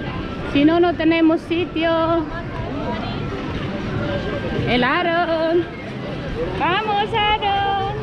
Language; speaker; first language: Spanish; non-native, learner; Filipino